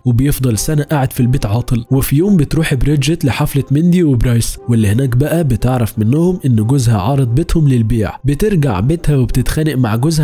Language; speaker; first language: Arabic; native; Arabic